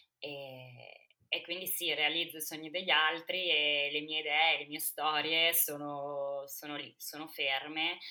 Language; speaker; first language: Italian; native; Italian